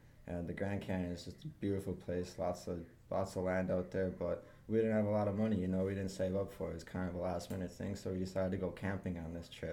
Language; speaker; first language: English; native; English